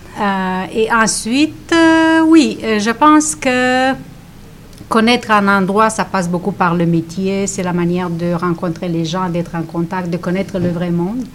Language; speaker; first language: French; non-native, fluent; Romanian